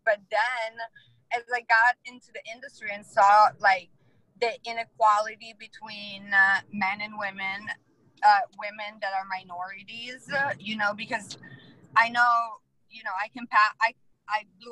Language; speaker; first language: English; non-native, fluent; Italian